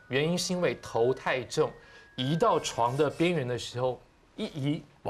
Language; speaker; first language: Chinese; native; Chinese